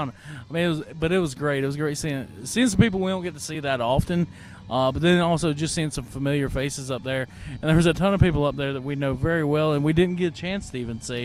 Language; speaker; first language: English; native; English